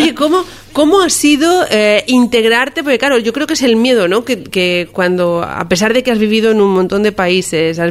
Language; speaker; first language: Spanish; native; Spanish